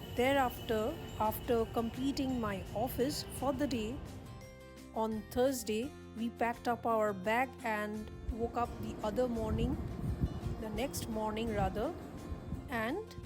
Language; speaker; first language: English; non-native, local second language; Bangla